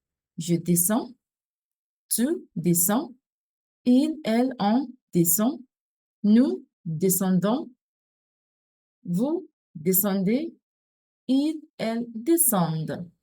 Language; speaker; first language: French; non-native, fluent; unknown